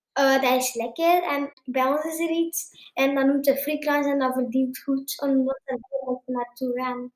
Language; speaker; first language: Dutch; native; Dutch